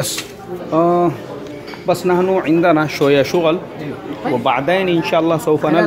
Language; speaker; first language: Arabic; non-native, learner; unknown